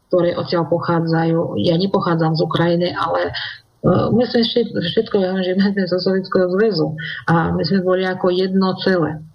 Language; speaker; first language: Slovak; non-native, fluent; Russian